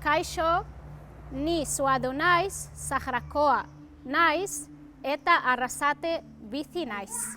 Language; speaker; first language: Basque; non-native, learner; Arabic